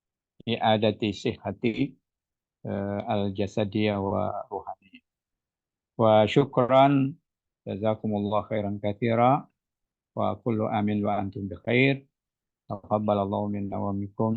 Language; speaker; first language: Arabic; non-native, fluent; Indonesian